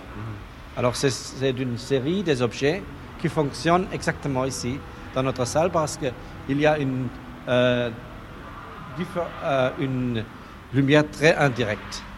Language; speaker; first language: French; non-native, learner; German